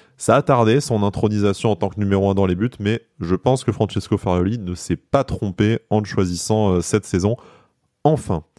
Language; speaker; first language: French; native; French